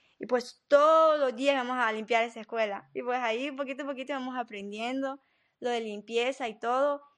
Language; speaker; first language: Spanish; native; Spanish